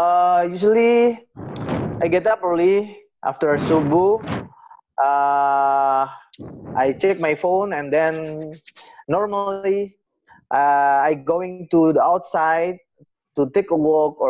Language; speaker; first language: English; non-native, learner; Indonesian